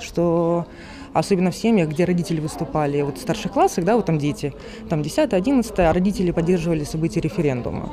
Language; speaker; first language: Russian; native; Russian